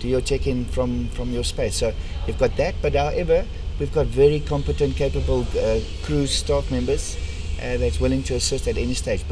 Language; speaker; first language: English; non-native, local second language; Afrikaans